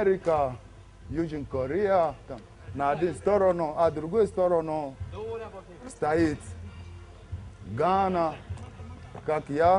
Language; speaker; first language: Russian; non-native, learner; Arabic